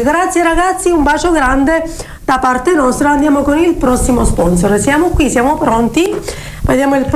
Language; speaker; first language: Italian; native; Italian